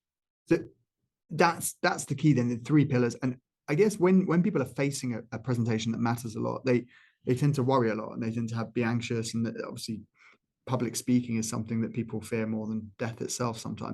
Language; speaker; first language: English; native; English